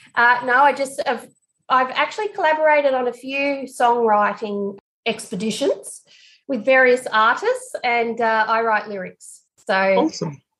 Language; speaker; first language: English; native; English